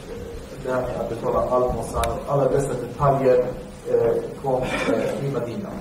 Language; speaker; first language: Swedish; early bilingual, other home language; Arabic